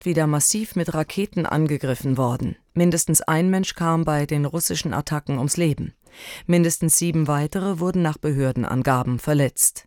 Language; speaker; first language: German; native; German